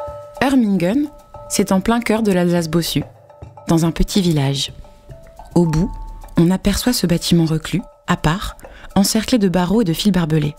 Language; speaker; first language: French; native; French